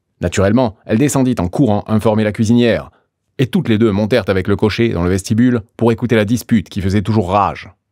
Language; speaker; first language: French; native; French